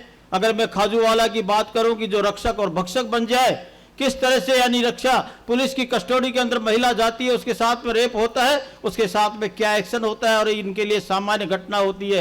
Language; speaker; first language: Hindi; native; Hindi